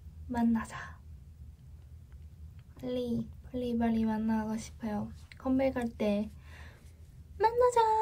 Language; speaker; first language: Korean; non-native, learner; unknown